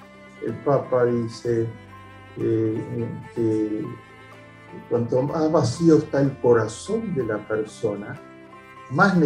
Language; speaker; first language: Spanish; native; Spanish